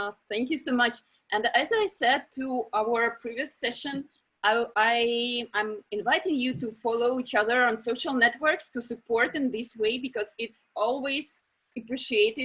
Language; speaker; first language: English; non-native, learner; Russian